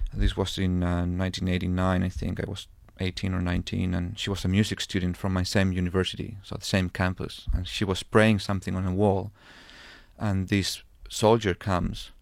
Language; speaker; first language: English; non-native, fluent; Spanish